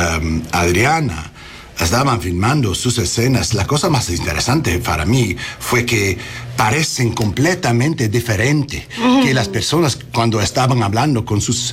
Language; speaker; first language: Spanish; early bilingual, heritage; English